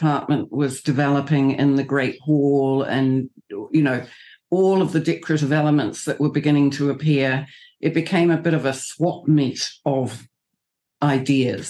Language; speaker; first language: English; native; English